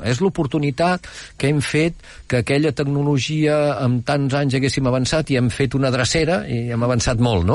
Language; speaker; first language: Catalan; native; Catalan